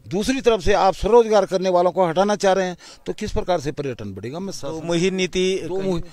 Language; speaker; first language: Hindi; native; Hindi